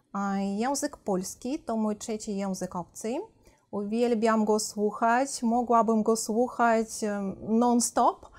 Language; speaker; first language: Polish; non-native, fluent; Russian